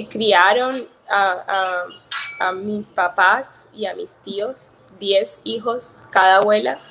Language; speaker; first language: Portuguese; non-native, learner; Spanish